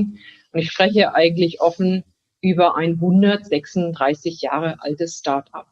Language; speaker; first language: German; native; German